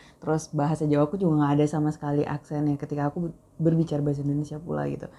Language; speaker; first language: Indonesian; native; Indonesian